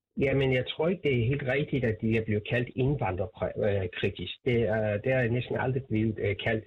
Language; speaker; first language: Danish; non-native, fluent; Persian